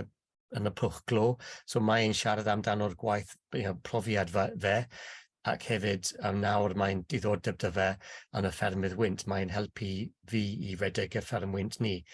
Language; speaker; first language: Welsh; non-native, local second language; English